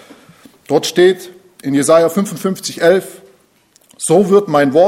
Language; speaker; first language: German; native; German